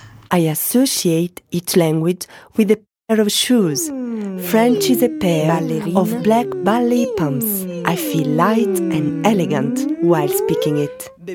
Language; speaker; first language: English; non-native, fluent; Italian